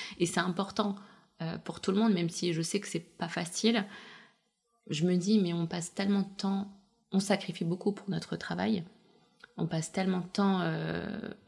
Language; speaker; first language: French; early bilingual, other home language; Russian